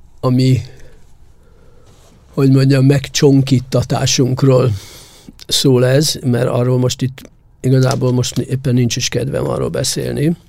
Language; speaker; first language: Hungarian; native; Hungarian